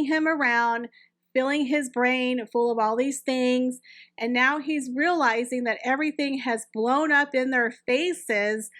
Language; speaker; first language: English; native; English